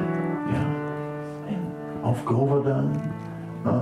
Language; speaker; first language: German; non-native, fluent; Dutch